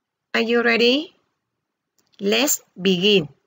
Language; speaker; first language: English; non-native, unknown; Vietnamese